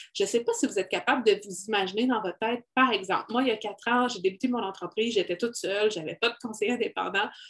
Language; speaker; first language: French; native; French